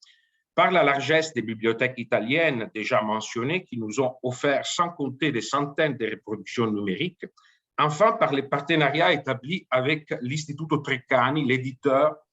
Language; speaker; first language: French; native; French